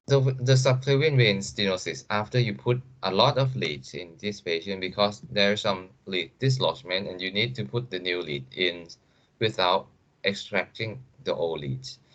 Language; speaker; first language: English; non-native, fluent; Thai